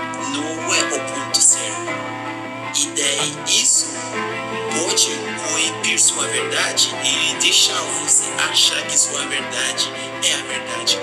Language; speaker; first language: Portuguese; non-native, fluent; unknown